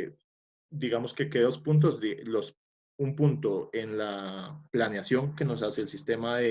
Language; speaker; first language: Spanish; native; Spanish